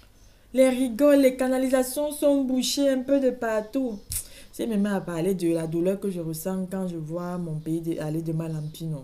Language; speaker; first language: French; native; French